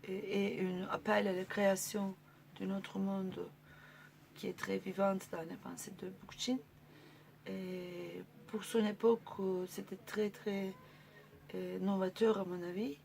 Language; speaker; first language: French; non-native, fluent; Turkish